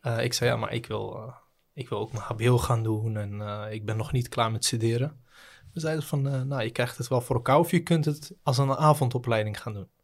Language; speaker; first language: Dutch; native; Dutch